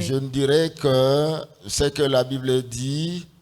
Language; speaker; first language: French; non-native, local second language; Swahili